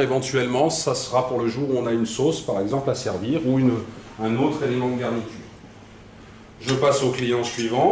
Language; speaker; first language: French; native; French